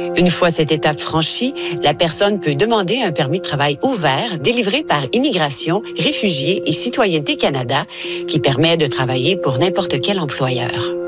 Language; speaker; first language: French; native; French